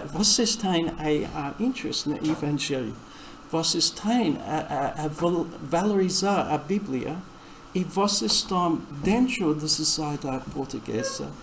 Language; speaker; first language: Portuguese; non-native, fluent; English